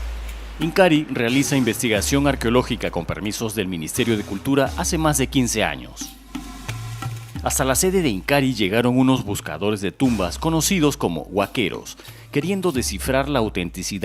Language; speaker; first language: Spanish; native; Spanish